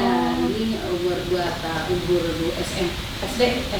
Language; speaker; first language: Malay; non-native, local second language; Sundanese